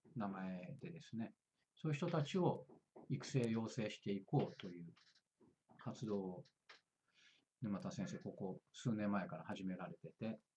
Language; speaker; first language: Japanese; native; Japanese